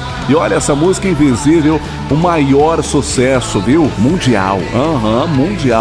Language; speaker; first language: Portuguese; native; Portuguese